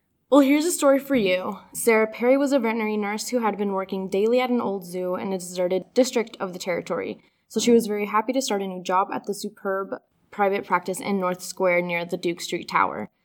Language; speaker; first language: English; early bilingual, other home language; Spanish